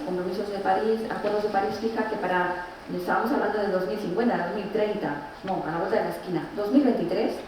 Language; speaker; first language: Spanish; native; Spanish